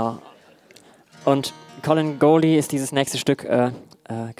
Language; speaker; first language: German; native; German